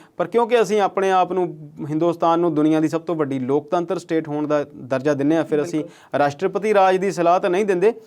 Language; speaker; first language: Punjabi; native; Punjabi